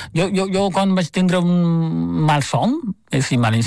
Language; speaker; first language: Catalan; non-native, fluent; Chinese